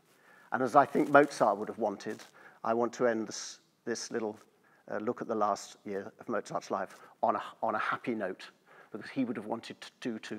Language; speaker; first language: English; native; English